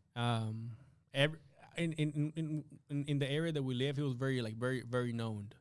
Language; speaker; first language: English; early bilingual, other home language; Spanish